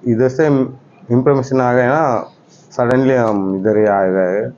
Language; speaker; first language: Hindi; non-native, local second language; Tamil